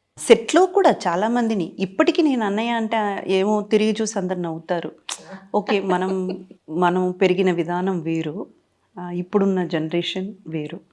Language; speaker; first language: Telugu; native; Telugu